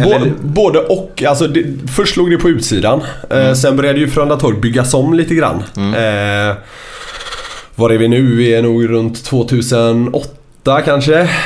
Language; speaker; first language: Swedish; native; Swedish